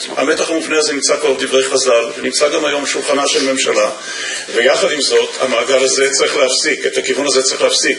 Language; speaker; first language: Hebrew; native; Hebrew